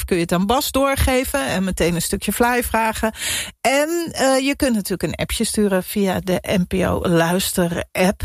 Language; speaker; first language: Dutch; native; Dutch